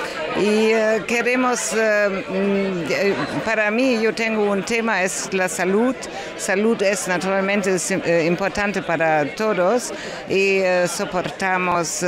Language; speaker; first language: Spanish; non-native, learner; German